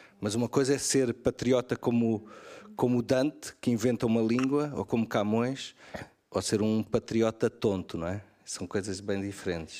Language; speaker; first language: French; non-native, learner; Portuguese